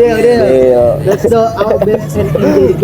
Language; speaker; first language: English; non-native, learner; Indonesian